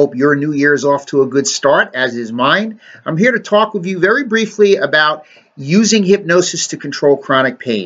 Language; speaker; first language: English; native; English